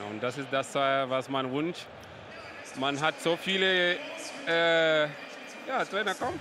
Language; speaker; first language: German; non-native, learner; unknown